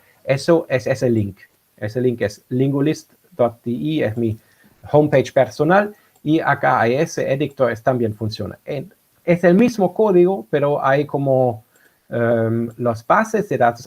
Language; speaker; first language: Spanish; non-native, fluent; German